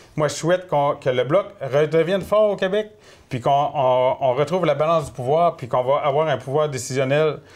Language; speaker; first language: French; native; French